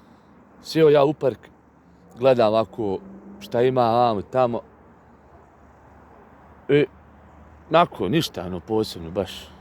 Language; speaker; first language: Bosnian; native; Bosnian